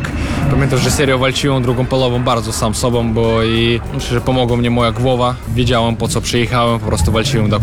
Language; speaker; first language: Polish; non-native, fluent; Russian